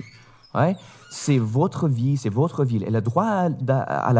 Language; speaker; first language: French; non-native, fluent; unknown